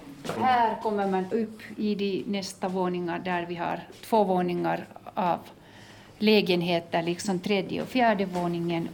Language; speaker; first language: Swedish; non-native, fluent; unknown